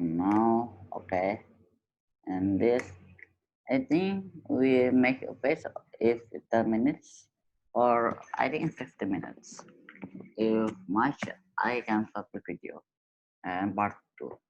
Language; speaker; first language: English; non-native, learner; Indonesian